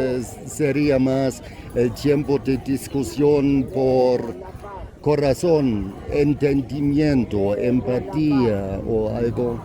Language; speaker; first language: Spanish; non-native, fluent; German